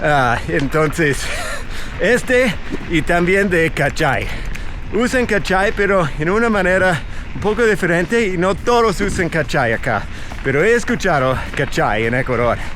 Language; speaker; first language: Spanish; non-native, fluent; English